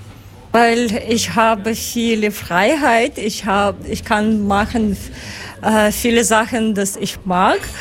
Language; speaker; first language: German; non-native, learner; Ukrainian